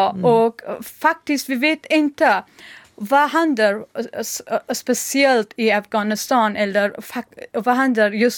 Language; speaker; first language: Swedish; non-native, learner; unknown